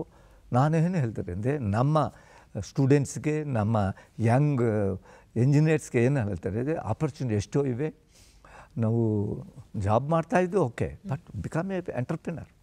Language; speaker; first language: Kannada; non-native, fluent; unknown